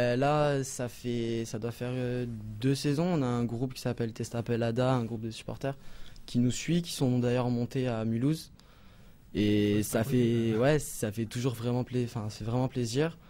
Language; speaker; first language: French; native; French